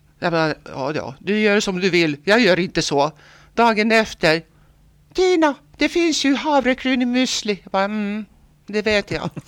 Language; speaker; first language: Swedish; non-native, local second language; Finnish